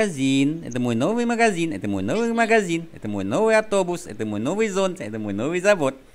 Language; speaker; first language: Russian; non-native, fluent; Vietnamese